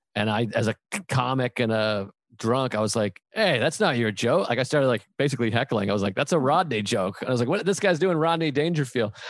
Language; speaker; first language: English; native; English